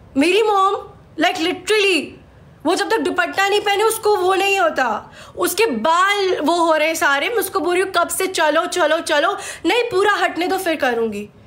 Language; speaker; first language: Urdu; native; Urdu